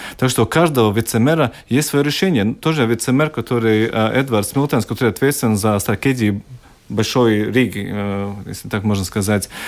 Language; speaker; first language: Russian; non-native, local second language; Latvian